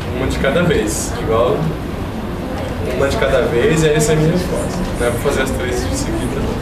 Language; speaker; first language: Portuguese; native; Portuguese